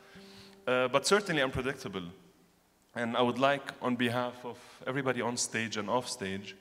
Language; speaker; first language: English; non-native, fluent; Arabic